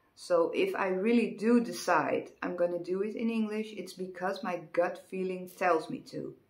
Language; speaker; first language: English; non-native, fluent; Dutch